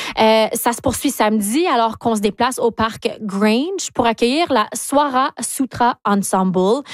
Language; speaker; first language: French; native; French